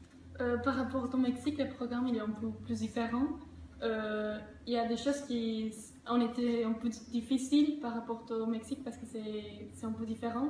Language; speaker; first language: French; non-native, fluent; Spanish